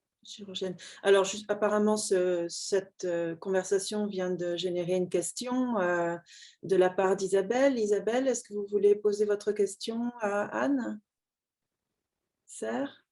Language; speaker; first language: French; native; French